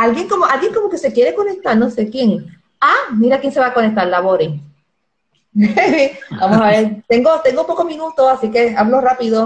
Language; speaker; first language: Spanish; native; Spanish